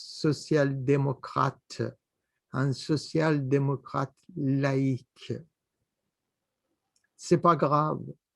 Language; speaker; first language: French; non-native, fluent; Persian